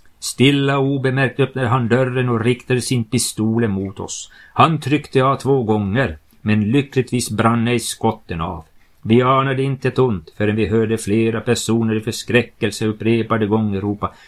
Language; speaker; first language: Swedish; native; Swedish